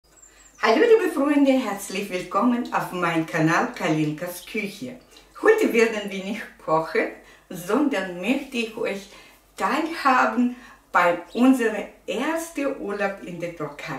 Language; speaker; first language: German; non-native, fluent; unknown